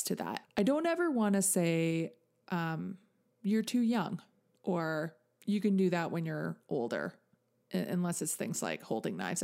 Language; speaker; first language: English; native; English